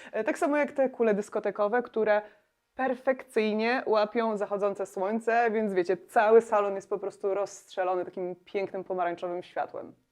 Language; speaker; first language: Polish; native; Polish